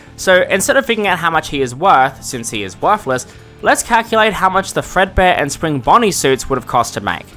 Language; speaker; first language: English; native; English